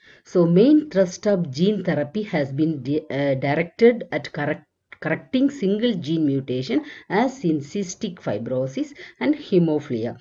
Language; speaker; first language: English; non-native, local second language; Tamil